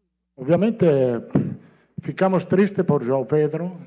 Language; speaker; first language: Portuguese; non-native, fluent; Italian